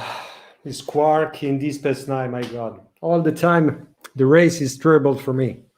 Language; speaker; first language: English; non-native, learner; French